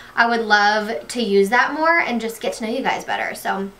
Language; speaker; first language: English; native; English